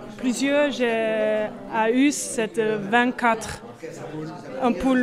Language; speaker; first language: French; non-native, learner; Dutch